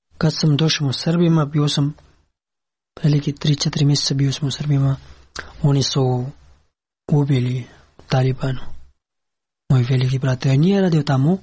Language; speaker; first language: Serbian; non-native, learner; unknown